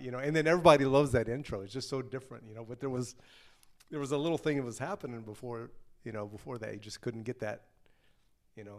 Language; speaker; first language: English; native; English